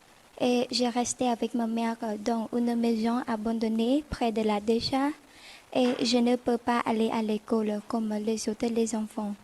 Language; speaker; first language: French; non-native, learner; Khmer